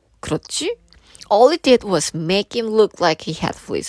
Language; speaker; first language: English; non-native, fluent; Korean